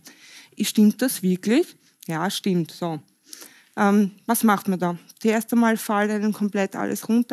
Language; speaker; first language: German; native; German